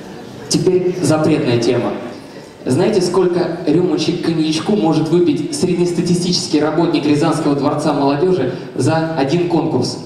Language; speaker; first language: Russian; native; Russian